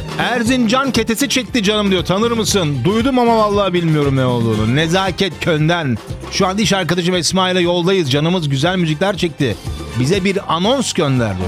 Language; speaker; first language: Turkish; early bilingual, heritage; Turkish